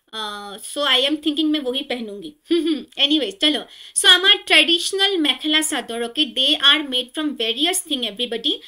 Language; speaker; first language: Hindi; non-native, local second language; Assamese